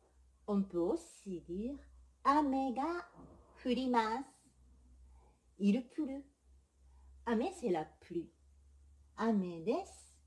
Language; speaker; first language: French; non-native, fluent; Japanese